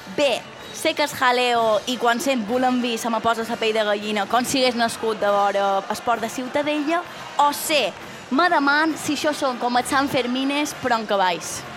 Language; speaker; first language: Catalan; native; Catalan